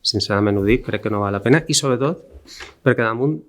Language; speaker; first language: Spanish; non-native, local second language; Catalan